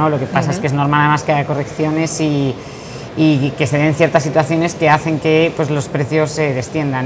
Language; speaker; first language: Spanish; native; Spanish